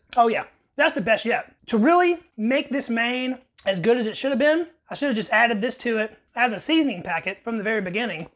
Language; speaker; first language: English; native; English